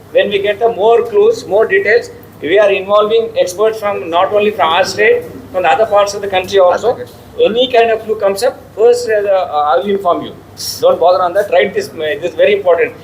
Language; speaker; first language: English; non-native, local second language; Telugu